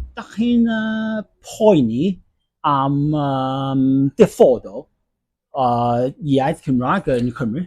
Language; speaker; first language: Welsh; non-native, learner; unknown